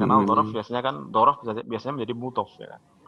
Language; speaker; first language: Indonesian; native; Indonesian